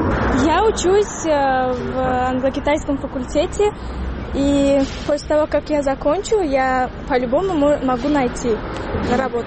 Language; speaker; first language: Russian; non-native, local second language; Tajik